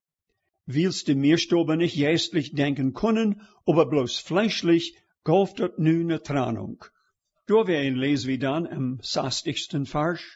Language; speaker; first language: German; early bilingual, heritage; Plautdietsch